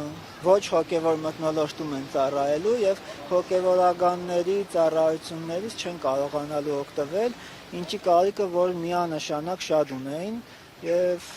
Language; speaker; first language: Armenian; native; Armenian